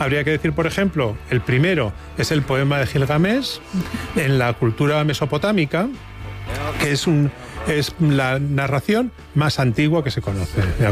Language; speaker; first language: Spanish; native; Spanish